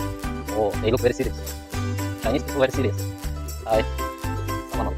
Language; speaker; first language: English; non-native, fluent; Turkish